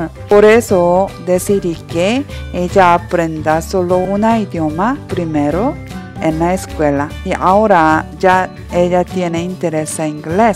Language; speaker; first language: Spanish; non-native, learner; Korean